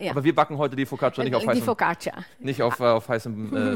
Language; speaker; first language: German; native; German